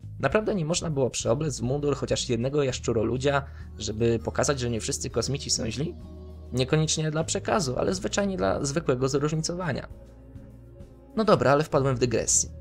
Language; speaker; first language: Polish; native; Polish